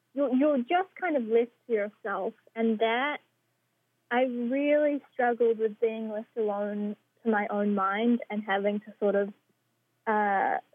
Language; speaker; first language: English; native; English